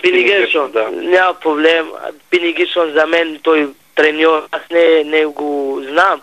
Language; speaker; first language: Bulgarian; non-native, learner; Hebrew